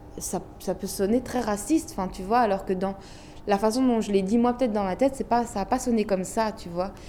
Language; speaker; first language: French; early bilingual, other home language; Arabic